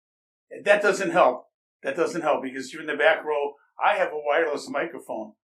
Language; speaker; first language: English; native; English